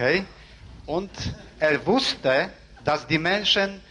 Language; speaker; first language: German; non-native, learner; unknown